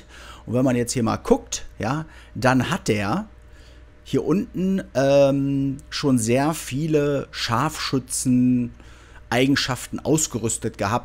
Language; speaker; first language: German; native; German